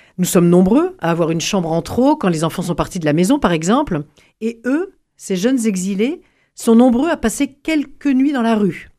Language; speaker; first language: French; native; French